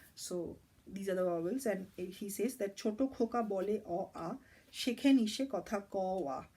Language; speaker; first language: English; non-native, local second language; Bangla